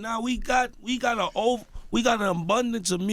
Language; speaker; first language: English; native; English